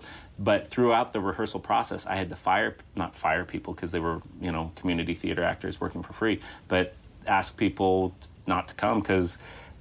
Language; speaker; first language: English; native; English